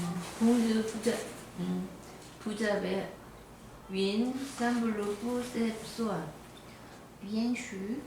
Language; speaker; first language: French; non-native, learner; Korean